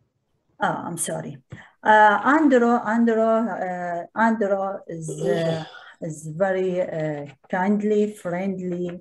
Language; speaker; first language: English; non-native, learner; Arabic